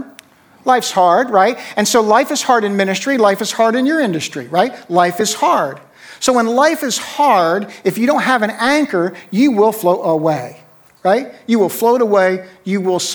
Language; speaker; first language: English; native; English